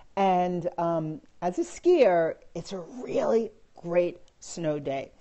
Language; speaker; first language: English; native; English